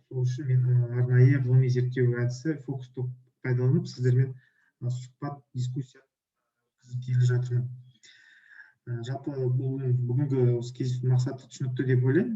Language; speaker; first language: Kazakh; native; Kazakh